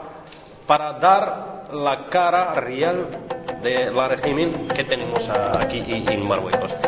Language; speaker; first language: Spanish; non-native, fluent; Arabic